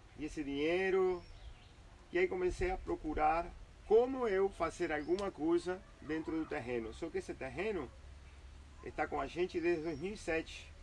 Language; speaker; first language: Portuguese; non-native, fluent; Spanish